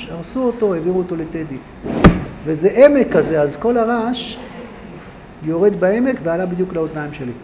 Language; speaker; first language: Hebrew; native; Hebrew